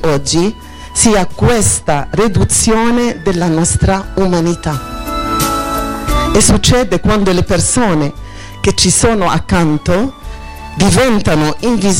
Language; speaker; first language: Italian; non-native, fluent; Arabic